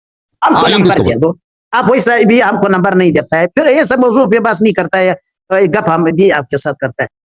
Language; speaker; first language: Hindi; non-native, learner; Pashto